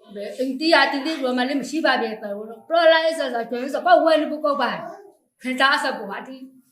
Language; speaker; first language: Burmese; native; Burmese